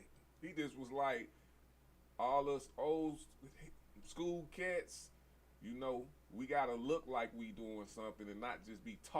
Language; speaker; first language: English; native; English